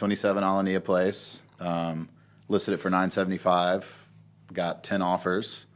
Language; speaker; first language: English; native; English